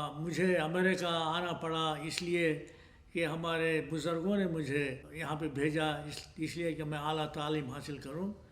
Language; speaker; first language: Urdu; native; Urdu